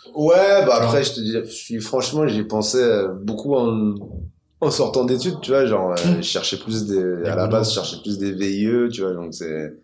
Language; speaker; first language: French; native; French